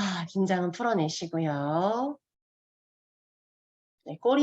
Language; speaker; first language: Korean; native; Korean